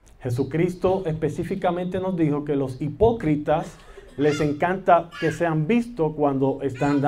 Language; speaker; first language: Spanish; native; Spanish